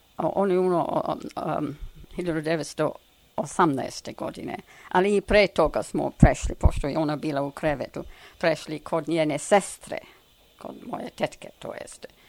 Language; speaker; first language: Serbian; non-native, fluent; English